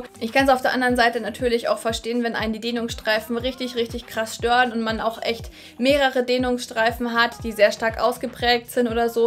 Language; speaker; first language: German; native; German